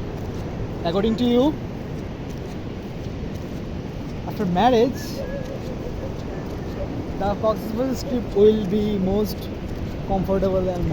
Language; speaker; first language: English; non-native, learner; Bangla